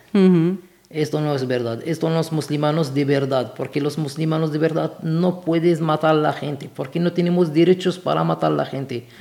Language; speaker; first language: Spanish; non-native, learner; Arabic